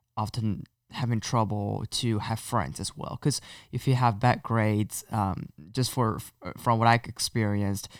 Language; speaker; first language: English; non-native, fluent; Chinese